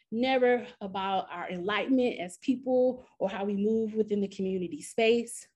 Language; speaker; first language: English; native; English